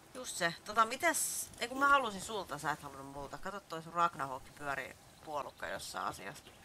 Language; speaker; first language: Finnish; native; Finnish